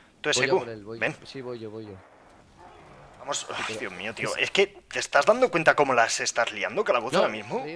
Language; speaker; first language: Spanish; native; Spanish